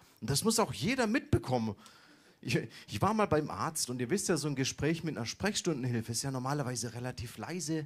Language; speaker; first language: German; native; German